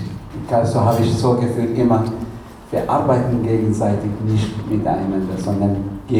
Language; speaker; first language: German; non-native, learner; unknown